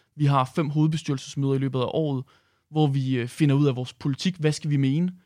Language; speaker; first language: Danish; native; Danish